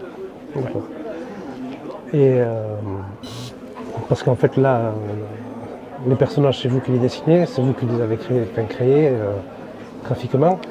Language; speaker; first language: French; native; French